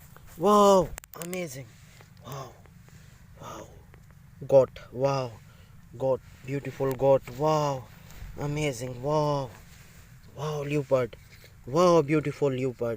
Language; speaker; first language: English; non-native, learner; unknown